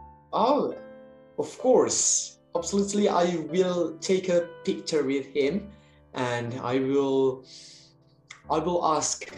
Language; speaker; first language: English; non-native, learner; Indonesian